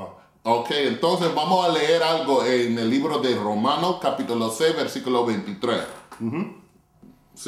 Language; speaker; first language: Spanish; non-native, fluent; English